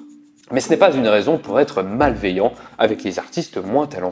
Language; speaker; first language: French; native; French